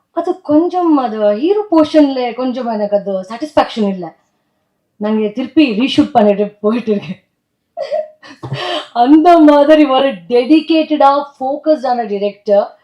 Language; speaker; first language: Tamil; non-native, learner; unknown